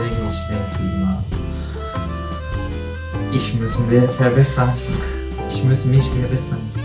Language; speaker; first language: German; non-native, learner; Japanese